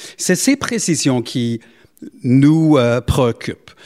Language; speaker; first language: French; non-native, local second language; English